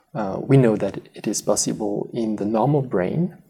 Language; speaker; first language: English; non-native, fluent; French